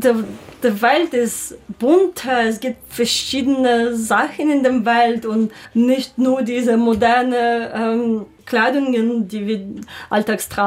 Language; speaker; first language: German; non-native, learner; Ukrainian